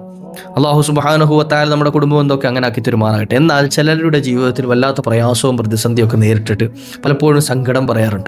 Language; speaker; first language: Malayalam; native; Malayalam